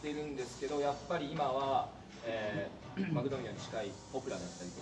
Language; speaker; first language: Japanese; native; Japanese